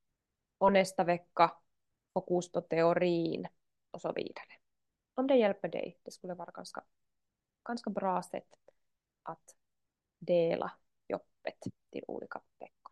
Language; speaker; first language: Swedish; non-native, local second language; Finnish